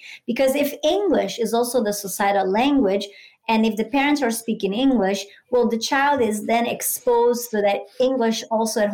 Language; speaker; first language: English; non-native, fluent; Italian